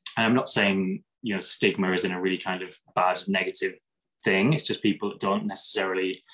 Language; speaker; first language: English; native; English